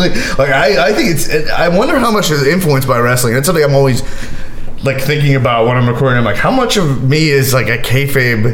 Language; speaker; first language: English; native; English